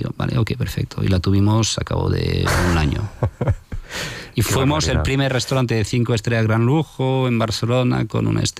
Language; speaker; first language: Spanish; non-native, fluent; French